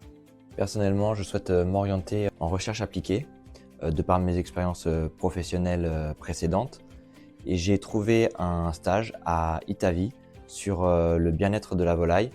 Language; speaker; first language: French; native; French